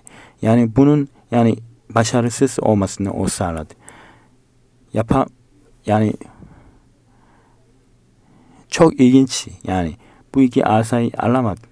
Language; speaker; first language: Turkish; non-native, learner; Korean